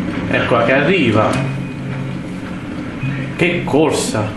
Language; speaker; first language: Italian; native; Italian